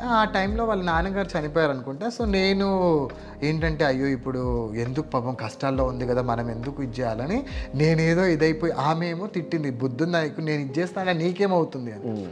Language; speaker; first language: Telugu; non-native, local second language; Lambadi